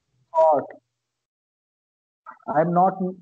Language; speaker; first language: English; non-native, learner; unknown